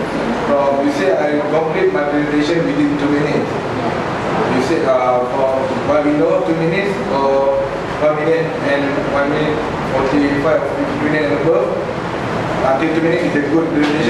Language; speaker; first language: English; non-native, learner; Malay